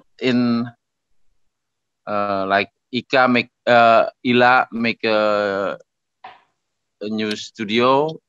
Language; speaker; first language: English; non-native, learner; Indonesian